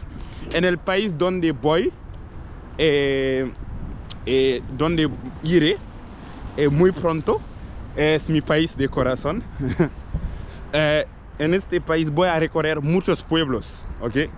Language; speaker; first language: Spanish; non-native, learner; French